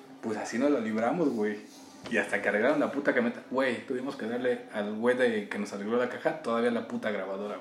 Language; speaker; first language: Spanish; native; Spanish